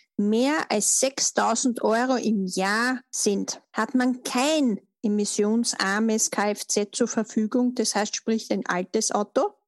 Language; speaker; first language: German; native; German